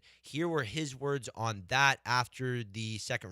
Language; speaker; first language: English; native; English